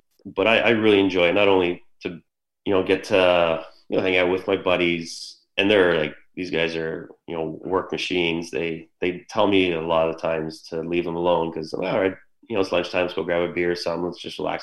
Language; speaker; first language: English; native; English